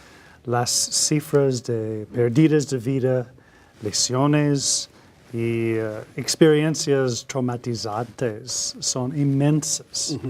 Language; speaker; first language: Spanish; non-native, fluent; English